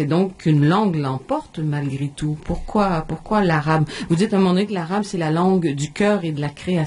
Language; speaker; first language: French; native; French